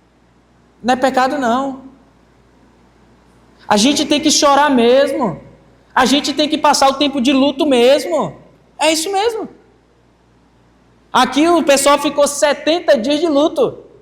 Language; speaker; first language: Portuguese; native; Portuguese